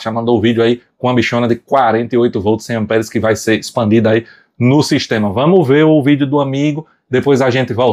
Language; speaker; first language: Portuguese; native; Portuguese